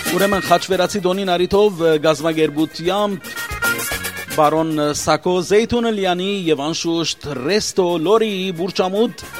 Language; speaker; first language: Armenian; native; Armenian